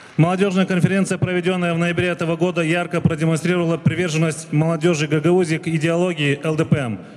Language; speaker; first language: Russian; non-native, local second language; Gagauz